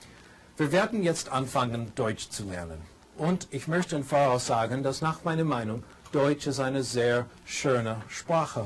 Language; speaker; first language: German; non-native, learner; English